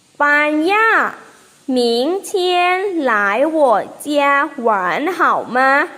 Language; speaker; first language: Chinese; non-native, fluent; Thai